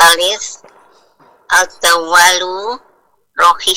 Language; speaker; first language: Arabic; non-native, learner; Indonesian